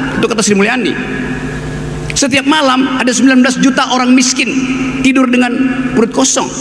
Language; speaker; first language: Indonesian; native; Indonesian